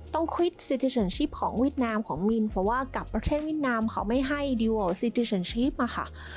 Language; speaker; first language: Thai; non-native, fluent; Vietnamese